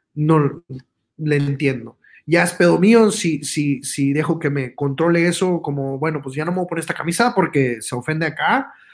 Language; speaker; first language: Spanish; early bilingual, heritage; Spanish